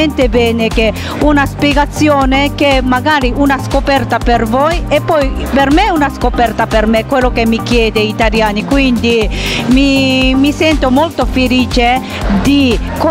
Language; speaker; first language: Italian; non-native, learner; Japanese